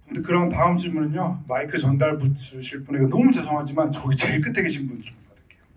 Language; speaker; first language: Korean; native; Korean